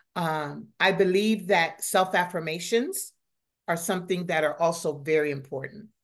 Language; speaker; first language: English; native; English